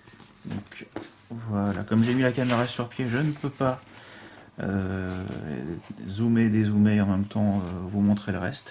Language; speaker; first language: French; native; French